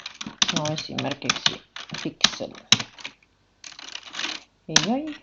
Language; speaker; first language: Finnish; non-native, learner; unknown